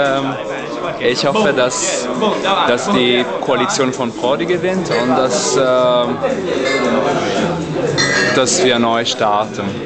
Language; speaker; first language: German; non-native, fluent; Italian